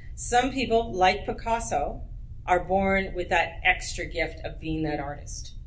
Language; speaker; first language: English; native; English